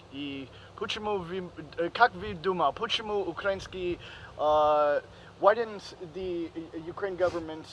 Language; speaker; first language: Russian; non-native, learner; English